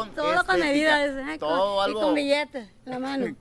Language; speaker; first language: Spanish; native; Spanish